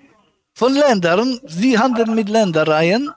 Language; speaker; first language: German; native; German